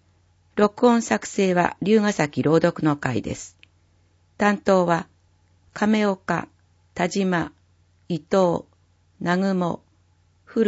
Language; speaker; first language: Japanese; native; Japanese